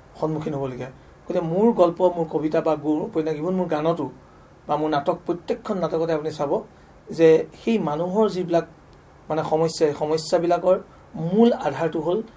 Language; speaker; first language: Assamese; native; Assamese